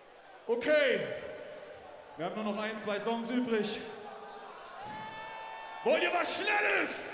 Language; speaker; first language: German; native; German